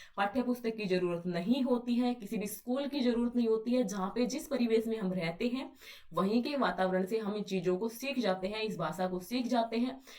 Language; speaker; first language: Hindi; native; Hindi